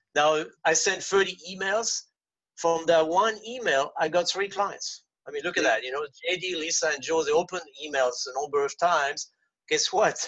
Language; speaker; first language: English; non-native, fluent; French